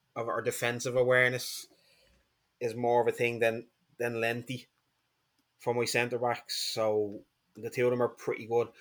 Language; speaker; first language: English; native; English